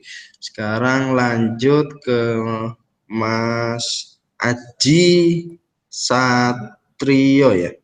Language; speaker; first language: Indonesian; native; Indonesian